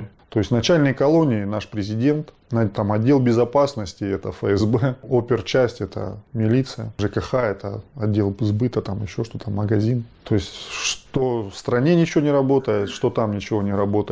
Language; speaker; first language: Russian; native; Russian